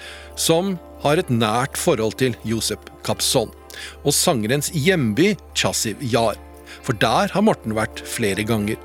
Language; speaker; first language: Norwegian; native; Norwegian